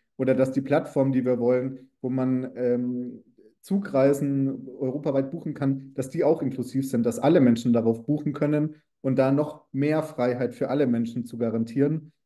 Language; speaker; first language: German; native; German